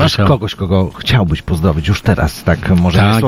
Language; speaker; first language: Polish; native; Polish